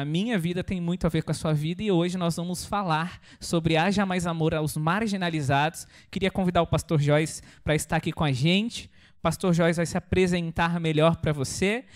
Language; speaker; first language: Portuguese; native; Portuguese